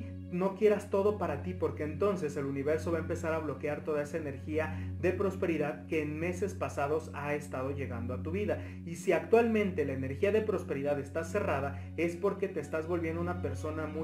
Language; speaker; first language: Spanish; native; Spanish